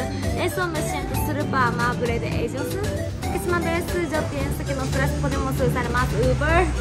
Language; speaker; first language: Spanish; non-native, learner; Japanese